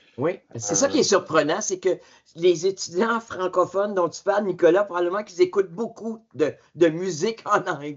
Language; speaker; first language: French; native; French